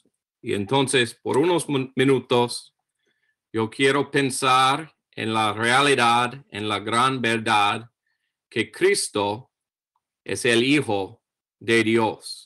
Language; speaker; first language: Spanish; non-native, learner; English